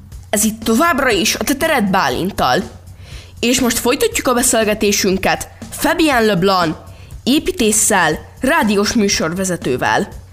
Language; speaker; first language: Hungarian; native; Hungarian